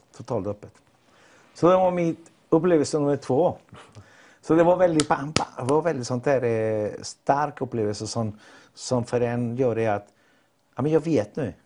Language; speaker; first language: Swedish; non-native, fluent; Spanish